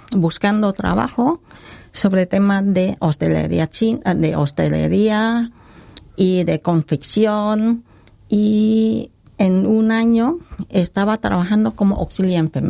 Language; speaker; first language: Spanish; non-native, learner; Khmer